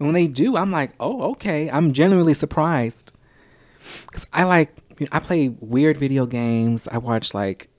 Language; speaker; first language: English; native; English